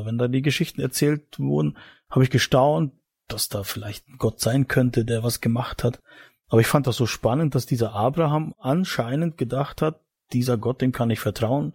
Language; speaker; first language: German; native; German